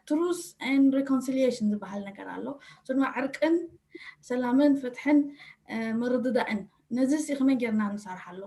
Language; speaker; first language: Tigrinya; early bilingual, heritage; Tigrinya